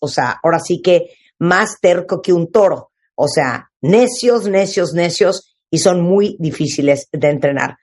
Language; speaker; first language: Spanish; native; Spanish